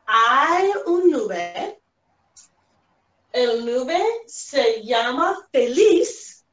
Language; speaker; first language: Spanish; non-native, fluent; English